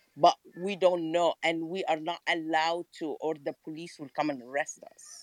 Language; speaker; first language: English; non-native, fluent; Arabic